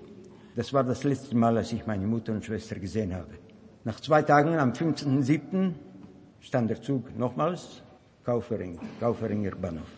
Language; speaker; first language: German; non-native, learner; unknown